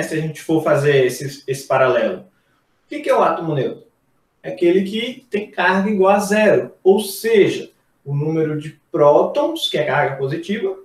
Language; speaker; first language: Portuguese; native; Portuguese